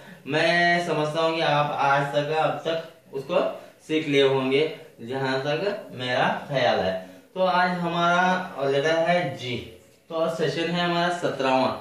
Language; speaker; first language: Hindi; non-native, local second language; Kannada